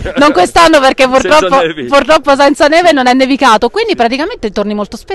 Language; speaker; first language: Italian; native; Italian